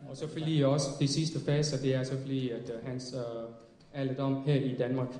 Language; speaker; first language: Danish; non-native, fluent; Vietnamese